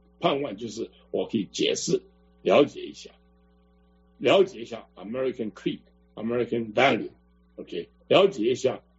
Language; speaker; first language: Chinese; non-native, local second language; Cantonese